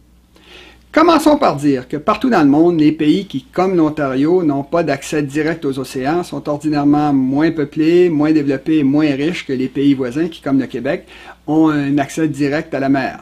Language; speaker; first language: French; native; French